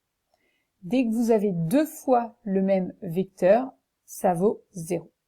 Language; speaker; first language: French; native; French